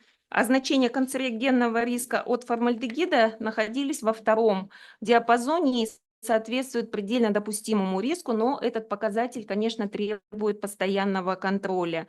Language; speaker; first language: Russian; native; Russian